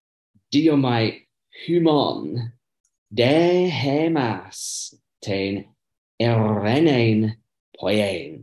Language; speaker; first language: Greek; non-native, learner; English